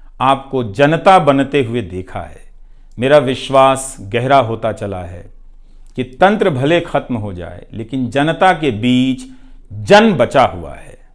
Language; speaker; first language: Hindi; non-native, local second language; Bhojpuri